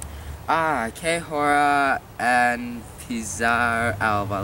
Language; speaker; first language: Spanish; non-native, learner; English